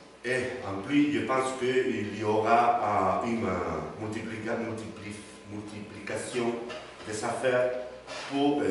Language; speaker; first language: French; non-native, learner; Spanish